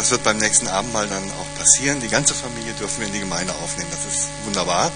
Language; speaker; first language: German; non-native, learner; Persian